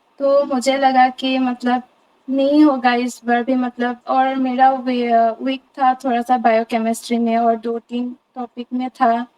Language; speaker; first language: Hindi; non-native, local second language; Assamese